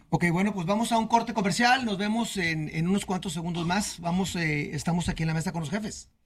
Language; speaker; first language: Spanish; native; Spanish